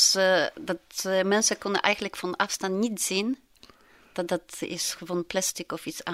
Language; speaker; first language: Dutch; non-native, learner; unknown